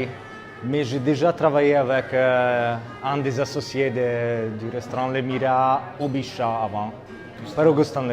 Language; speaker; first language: French; non-native, fluent; Italian